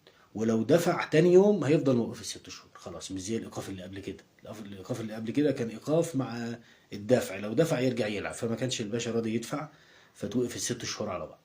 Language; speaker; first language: Arabic; native; Arabic